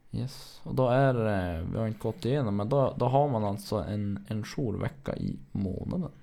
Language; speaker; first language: Swedish; native; Swedish